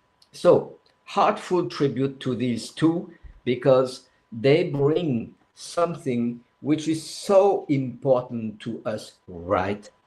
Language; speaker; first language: English; non-native, fluent; French